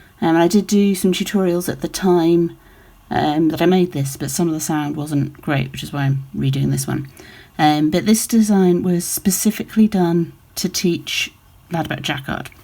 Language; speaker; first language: English; native; English